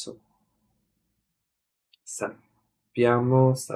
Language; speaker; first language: Italian; non-native, learner; English